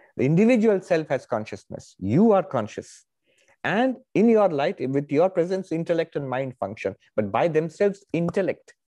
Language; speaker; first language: English; non-native, local second language; Bangla